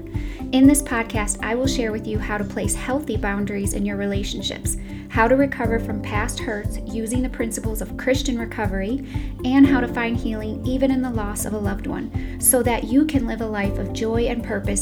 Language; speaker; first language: English; native; English